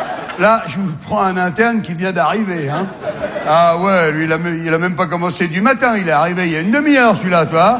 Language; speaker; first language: French; native; French